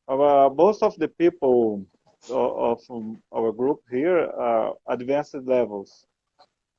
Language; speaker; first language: English; non-native, learner; Portuguese